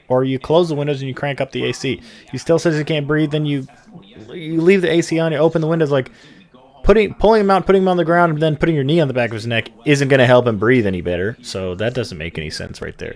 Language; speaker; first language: English; native; English